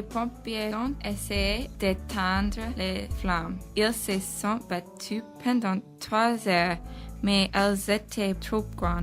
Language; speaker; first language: French; non-native, learner; English